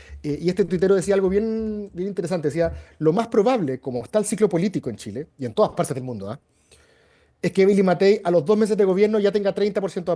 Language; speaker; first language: Spanish; native; Spanish